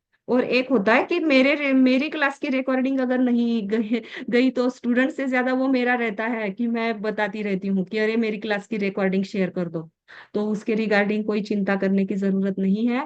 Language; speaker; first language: Hindi; native; Hindi